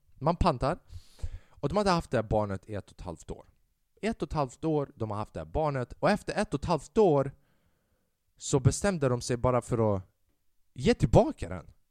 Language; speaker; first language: Swedish; early bilingual, other home language; Albanian